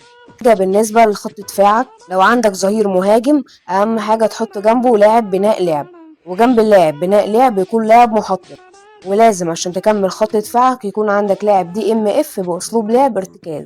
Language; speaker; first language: Arabic; native; Arabic